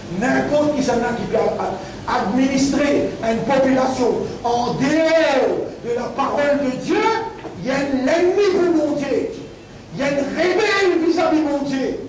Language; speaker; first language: French; non-native, local second language; Morisyen